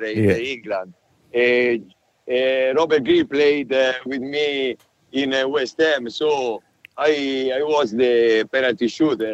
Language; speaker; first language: English; non-native, learner; Italian